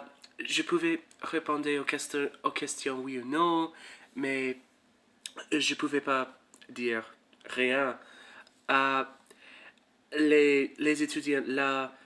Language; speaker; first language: French; non-native, learner; English